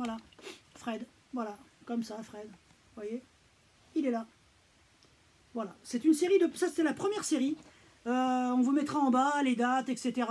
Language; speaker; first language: French; native; French